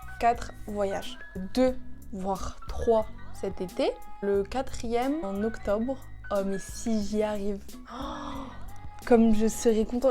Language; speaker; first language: French; native; French